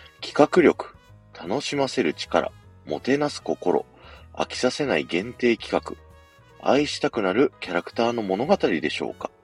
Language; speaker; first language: Japanese; native; Japanese